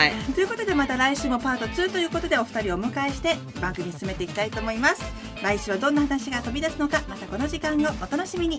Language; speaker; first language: Japanese; native; Japanese